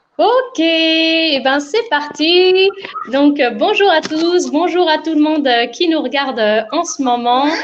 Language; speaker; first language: French; native; French